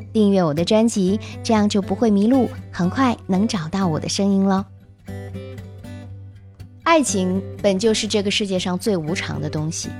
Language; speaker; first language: Chinese; native; Chinese